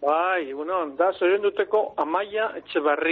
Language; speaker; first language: Basque; native; Basque